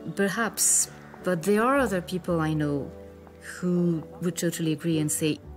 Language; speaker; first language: English; non-native, fluent; French